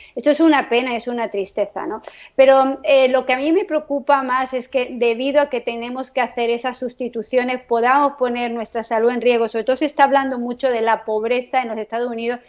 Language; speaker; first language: Spanish; native; Spanish